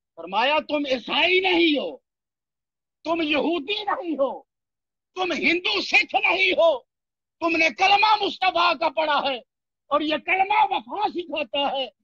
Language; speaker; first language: Urdu; non-native, local second language; Punjabi